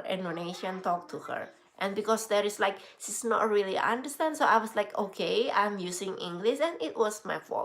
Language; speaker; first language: English; non-native, learner; Indonesian